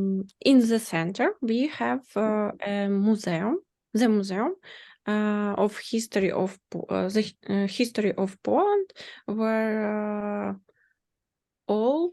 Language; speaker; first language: English; non-native, learner; Ukrainian